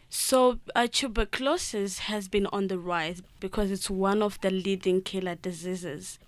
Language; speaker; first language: English; non-native, local second language; Shona